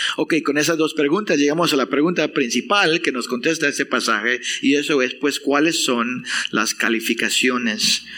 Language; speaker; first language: Spanish; non-native, fluent; English